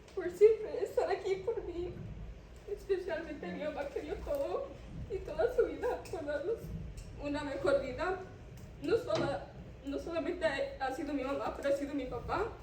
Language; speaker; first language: Spanish; early bilingual, heritage; Spanish